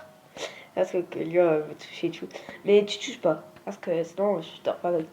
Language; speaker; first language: French; native; French